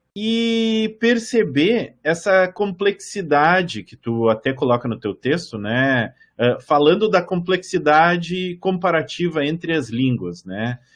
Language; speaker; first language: Portuguese; native; Portuguese